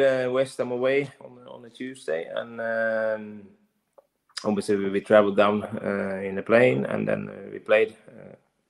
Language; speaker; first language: English; non-native, fluent; Norwegian